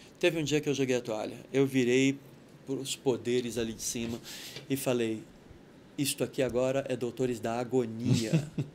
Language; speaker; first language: Portuguese; native; Portuguese